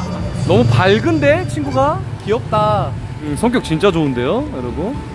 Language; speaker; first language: Korean; native; Korean